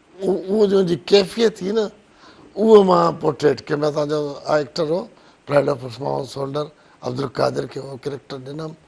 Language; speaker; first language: Sindhi; non-native, local second language; Brahui